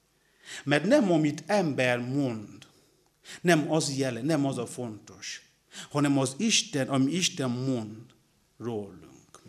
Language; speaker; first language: Hungarian; non-native, learner; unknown